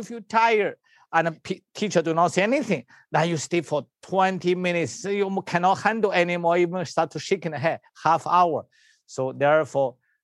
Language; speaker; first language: English; non-native, learner; Chinese